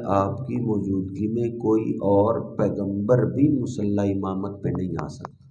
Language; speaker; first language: Urdu; non-native, local second language; Punjabi